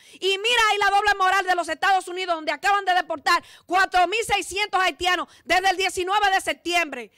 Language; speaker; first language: Spanish; native; Spanish